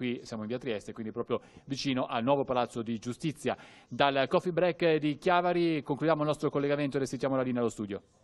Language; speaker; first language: Italian; native; Italian